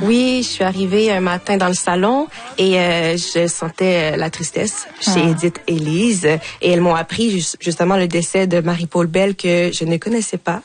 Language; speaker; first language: French; native; French